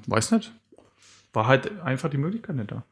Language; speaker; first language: German; native; German